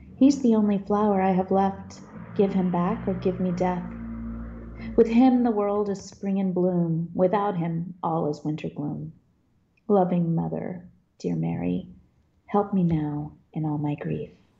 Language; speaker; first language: English; early bilingual, other home language; Czech